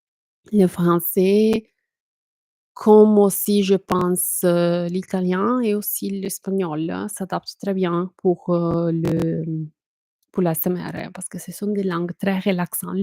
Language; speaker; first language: French; non-native, fluent; Italian